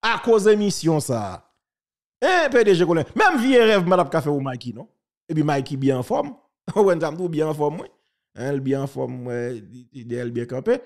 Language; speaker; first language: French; non-native, local second language; Haitian Creole